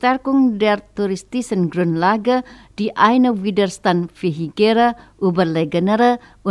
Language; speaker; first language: German; non-native, fluent; Indonesian